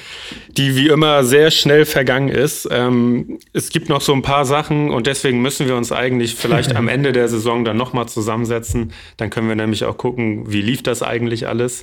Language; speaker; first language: German; native; German